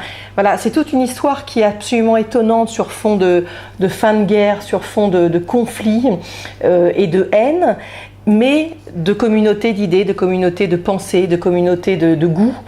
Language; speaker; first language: French; native; French